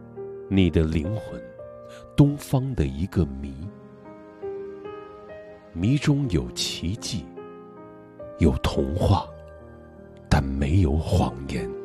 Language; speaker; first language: Chinese; native; Chinese